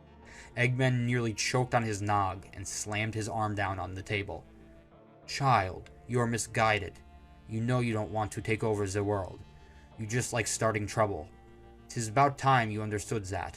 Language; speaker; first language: English; native; English